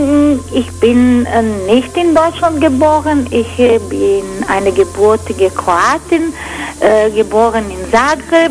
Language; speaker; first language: German; non-native, fluent; Croatian